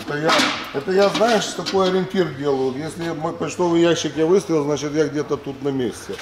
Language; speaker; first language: Russian; native; Russian